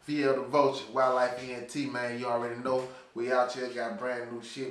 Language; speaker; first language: English; native; English